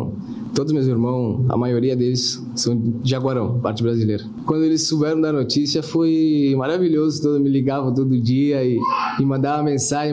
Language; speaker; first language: Portuguese; early bilingual, heritage; Spanish